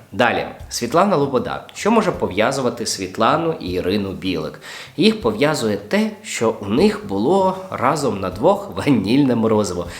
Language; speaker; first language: Ukrainian; non-native, local second language; Russian